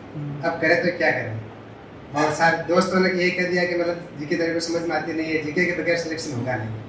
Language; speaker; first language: Hindi; non-native, local second language; Marwari